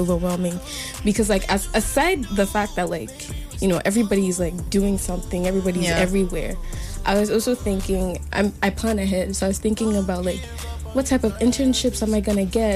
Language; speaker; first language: English; non-native, local second language; Akan